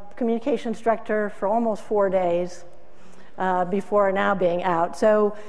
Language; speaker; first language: English; native; English